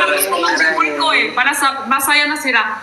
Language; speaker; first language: Filipino; non-native, local second language; Cebuano